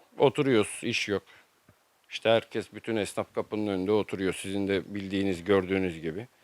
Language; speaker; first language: Turkish; native; Turkish